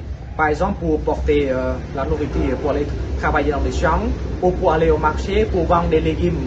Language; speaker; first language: French; non-native, fluent; Khmer